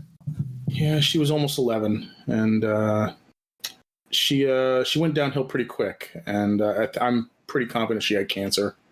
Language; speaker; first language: English; native; English